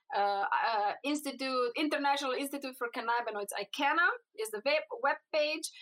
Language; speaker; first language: English; non-native, fluent; Slovenian